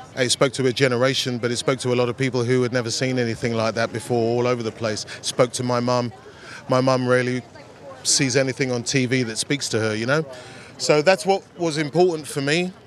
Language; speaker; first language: English; native; English